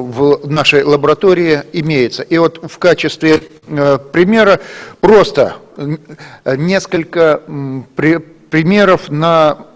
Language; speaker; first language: Russian; native; Russian